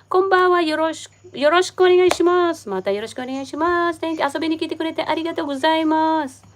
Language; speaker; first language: Japanese; non-native, learner; Filipino